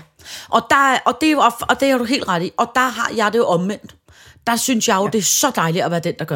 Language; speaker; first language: Danish; native; Danish